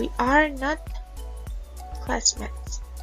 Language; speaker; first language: English; non-native, fluent; Indonesian